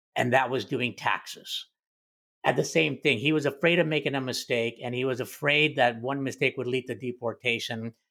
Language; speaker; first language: English; early bilingual, other home language; Hindi